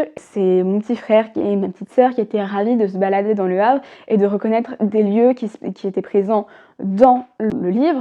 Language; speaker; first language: French; native; French